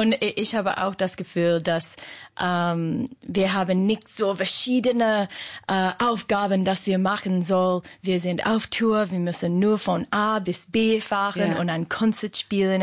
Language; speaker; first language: German; non-native, learner; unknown